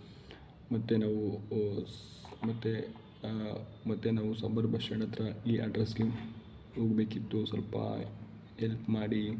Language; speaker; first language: Kannada; non-native, learner; Malayalam